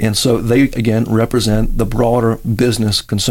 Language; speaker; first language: English; native; English